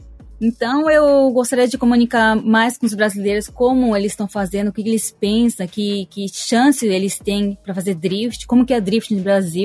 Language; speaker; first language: Portuguese; early bilingual, heritage; Portuguese